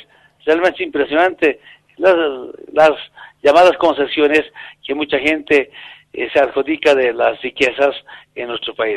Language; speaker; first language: Spanish; native; Spanish